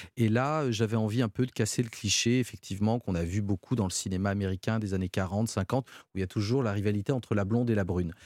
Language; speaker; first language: French; native; French